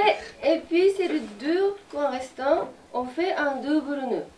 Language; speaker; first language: French; non-native, learner; Japanese